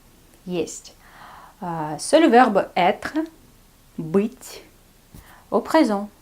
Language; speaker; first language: French; non-native, fluent; Russian